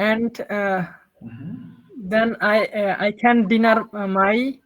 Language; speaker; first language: English; non-native, learner; Bangla